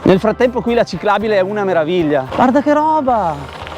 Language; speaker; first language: Italian; native; Italian